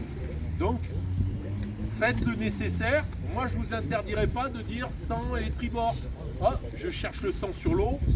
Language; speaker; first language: French; native; French